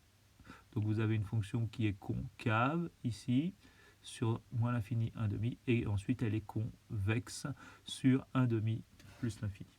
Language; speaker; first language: French; native; French